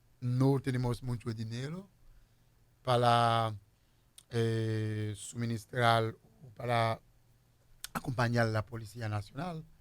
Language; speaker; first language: Spanish; non-native, fluent; Haitian Creole